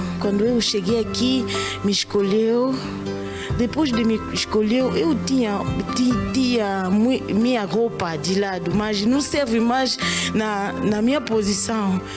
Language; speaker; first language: Portuguese; non-native, learner; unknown